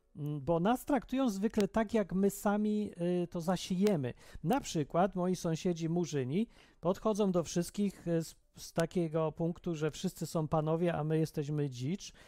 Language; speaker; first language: Polish; native; Polish